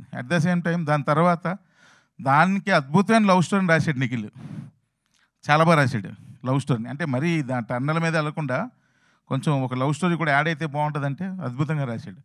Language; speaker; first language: Telugu; native; Telugu